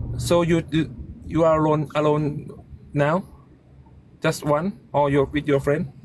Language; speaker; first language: English; non-native, learner; Thai